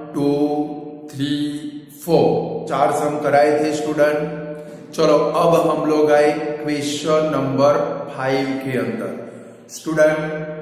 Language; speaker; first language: Hindi; non-native, local second language; Gujarati